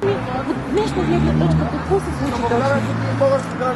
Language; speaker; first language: Bulgarian; native; Bulgarian